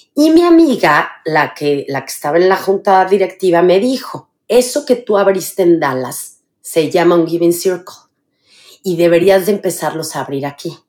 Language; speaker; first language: Spanish; native; Spanish